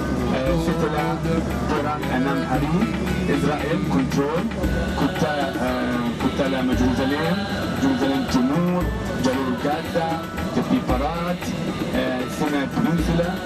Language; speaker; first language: Indonesian; non-native, learner; Arabic